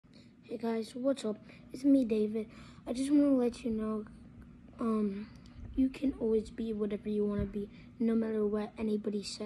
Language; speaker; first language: English; native; English